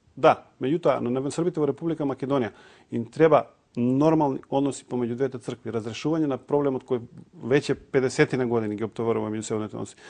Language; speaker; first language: Macedonian; non-native, local second language; Serbian